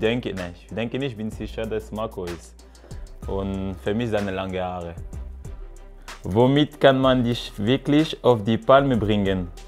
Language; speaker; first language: German; non-native, learner; French